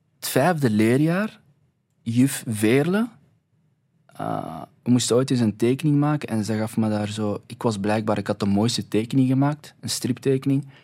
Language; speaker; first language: Dutch; early bilingual, other home language; Arabic